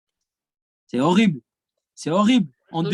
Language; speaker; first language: French; non-native, fluent; Arabic